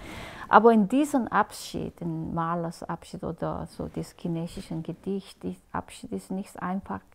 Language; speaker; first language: German; non-native, fluent; Korean